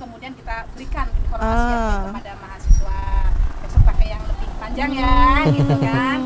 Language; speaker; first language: Indonesian; native; Indonesian